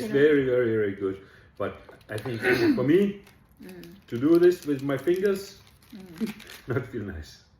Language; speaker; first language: English; non-native, learner; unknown